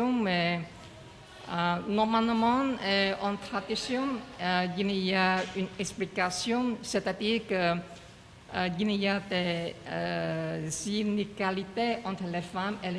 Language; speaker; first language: French; non-native, learner; Chinese